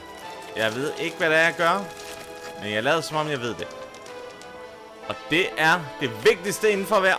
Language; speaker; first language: Danish; native; Danish